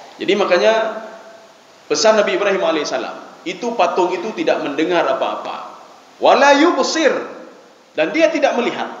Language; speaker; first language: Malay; non-native, local second language; Achinese